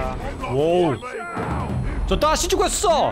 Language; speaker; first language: Korean; non-native, learner; German